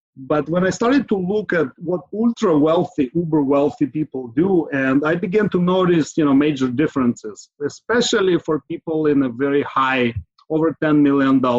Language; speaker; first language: English; non-native, fluent; Ukrainian